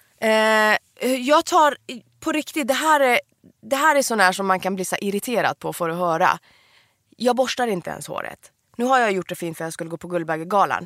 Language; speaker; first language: Swedish; early bilingual, other home language; Persian